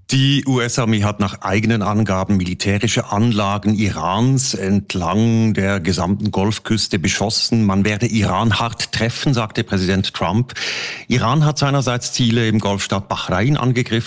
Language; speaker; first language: German; native; German